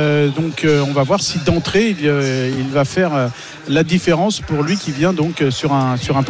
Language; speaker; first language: French; native; French